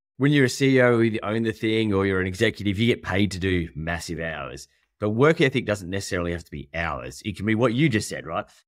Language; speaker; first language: English; native; English